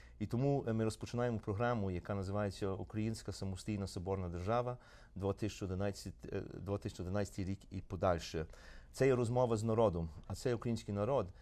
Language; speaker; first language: Ukrainian; early bilingual, heritage; Ukrainian